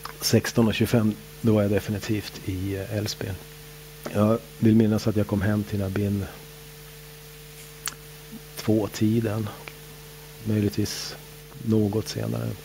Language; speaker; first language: Swedish; native; Swedish